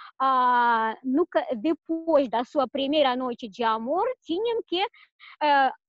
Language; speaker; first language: Portuguese; non-native, fluent; Russian